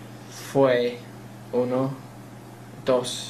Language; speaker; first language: Spanish; non-native, learner; English